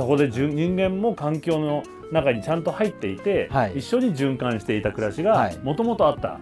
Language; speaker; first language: Japanese; native; Japanese